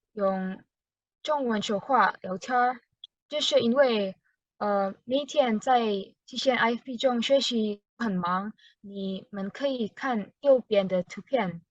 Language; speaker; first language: Chinese; non-native, learner; Indonesian